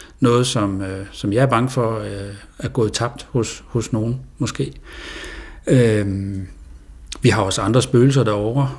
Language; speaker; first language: Danish; native; Danish